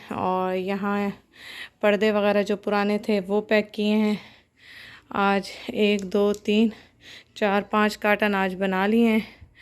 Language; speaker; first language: Urdu; native; Urdu